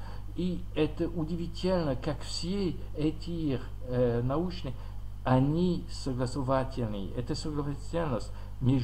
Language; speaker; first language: Russian; non-native, learner; French